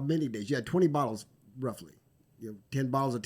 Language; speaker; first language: English; native; English